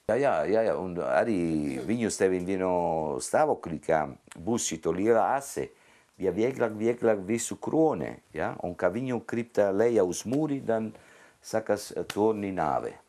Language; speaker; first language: Latvian; non-native, learner; Italian